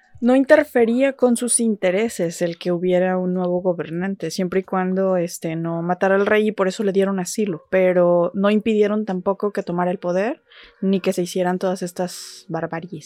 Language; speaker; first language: Spanish; native; Spanish